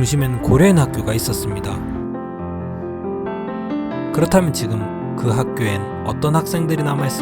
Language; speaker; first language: Korean; native; Korean